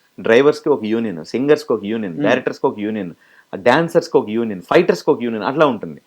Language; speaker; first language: Telugu; native; Telugu